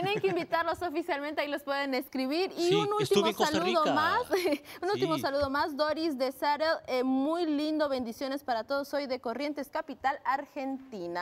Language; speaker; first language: Spanish; native; Spanish